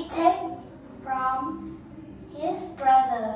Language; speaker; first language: English; non-native, learner; Vietnamese